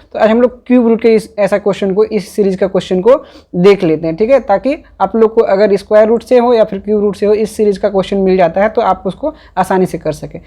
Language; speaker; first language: Hindi; native; Hindi